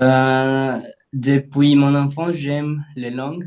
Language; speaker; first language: French; non-native, fluent; Spanish